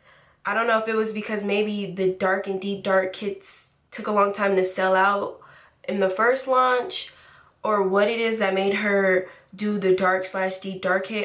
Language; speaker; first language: English; native; English